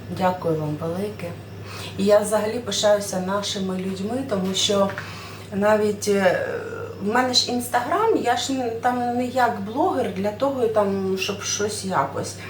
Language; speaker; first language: Ukrainian; non-native, local second language; Russian